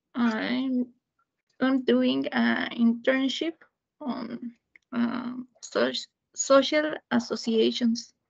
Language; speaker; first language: English; non-native, learner; Spanish